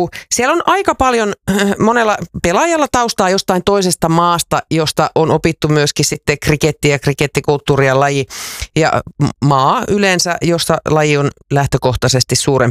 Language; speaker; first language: Finnish; native; Finnish